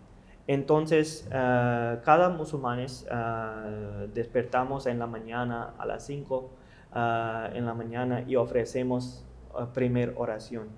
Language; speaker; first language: Spanish; non-native, learner; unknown